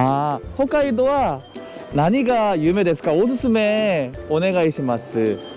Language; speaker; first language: Japanese; non-native, learner; Korean